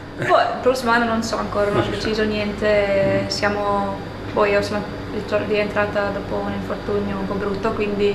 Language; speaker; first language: Italian; non-native, fluent; English